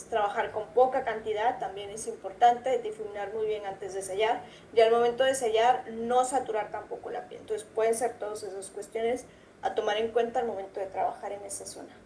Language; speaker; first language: Spanish; native; Spanish